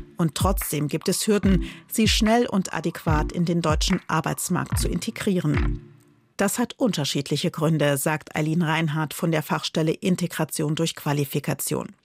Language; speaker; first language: German; native; German